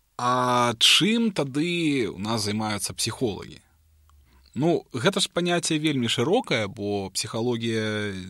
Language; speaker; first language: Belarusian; non-native, local second language; Russian